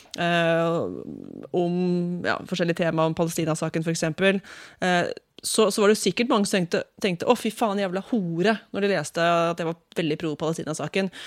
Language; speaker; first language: Norwegian; native; Norwegian